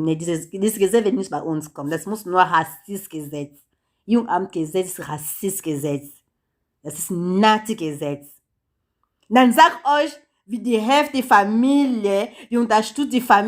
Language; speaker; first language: German; non-native, learner; Lingala